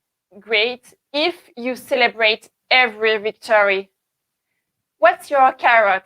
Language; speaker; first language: English; non-native, learner; French